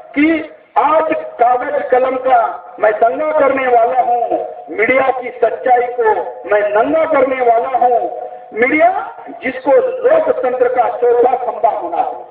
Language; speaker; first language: Hindi; non-native, local second language; Marathi